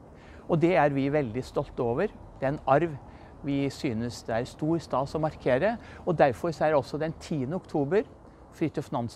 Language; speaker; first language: Norwegian; native; Norwegian